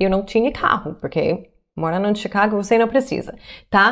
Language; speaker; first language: Portuguese; non-native, fluent; English